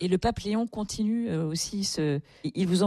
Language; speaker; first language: French; native; French